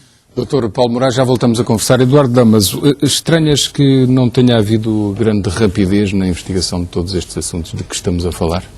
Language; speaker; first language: Portuguese; native; Portuguese